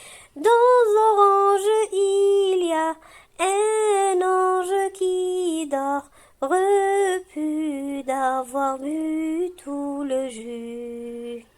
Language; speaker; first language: French; non-native, local second language; Arabic